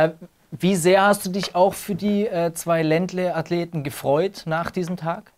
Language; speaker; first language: German; native; German